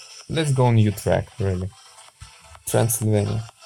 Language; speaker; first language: English; non-native, learner; Russian